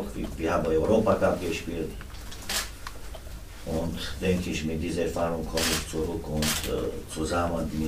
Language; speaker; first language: German; non-native, fluent; Romanian